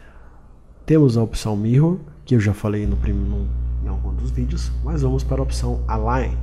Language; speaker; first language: Portuguese; native; Portuguese